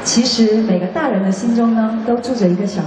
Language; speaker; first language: Chinese; native; Chinese